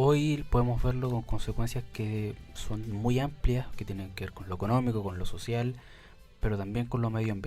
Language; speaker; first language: Spanish; native; Spanish